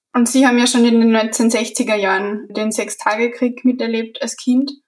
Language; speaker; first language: German; native; German